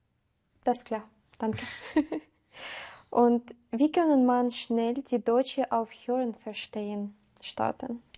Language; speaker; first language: German; non-native, learner; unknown